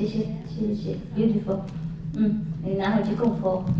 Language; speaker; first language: French; non-native, learner; Vietnamese